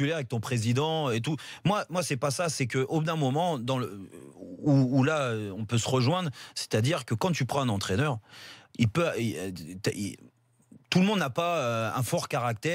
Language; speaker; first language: French; native; French